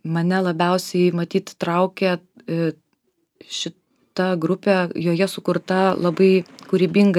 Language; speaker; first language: Lithuanian; native; Lithuanian